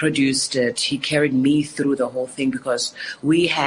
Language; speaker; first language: English; non-native, local second language; Northern Sotho